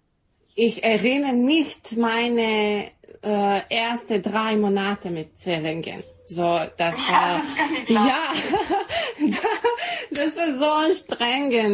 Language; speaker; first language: German; non-native, fluent; Serbian